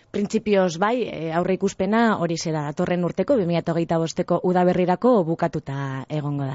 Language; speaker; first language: Basque; native; Basque